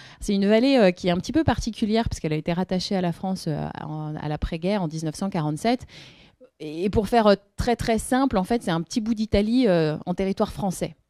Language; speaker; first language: French; native; French